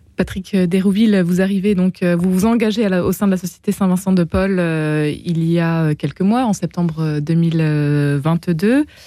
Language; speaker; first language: French; native; French